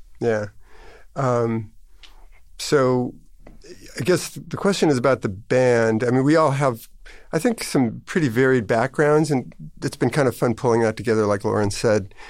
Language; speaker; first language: English; native; English